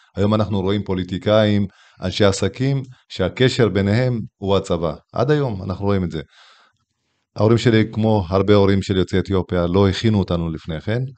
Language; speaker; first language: Hebrew; early bilingual, other home language; Tigrinya